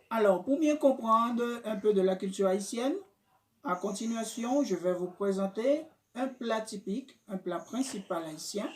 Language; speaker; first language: French; non-native, local second language; Haitian Creole